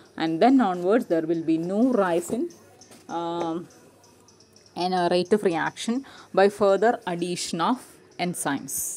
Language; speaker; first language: English; non-native, local second language; Malayalam